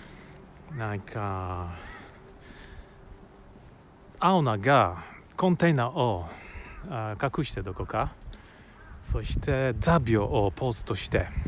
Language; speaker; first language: Japanese; non-native, learner; English